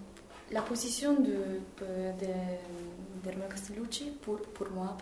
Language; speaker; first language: French; non-native, fluent; Italian